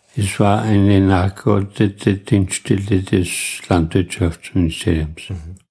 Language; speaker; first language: German; native; German